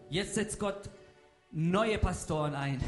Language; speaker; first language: German; non-native, fluent; Russian